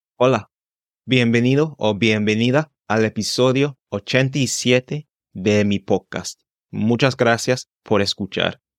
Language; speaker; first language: Spanish; non-native, fluent; English